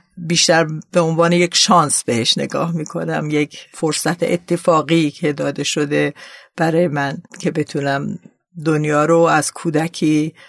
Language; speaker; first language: Persian; native; Persian